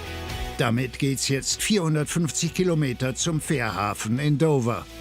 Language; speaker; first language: German; native; German